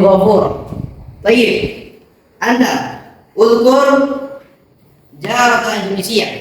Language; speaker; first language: Arabic; non-native, fluent; Indonesian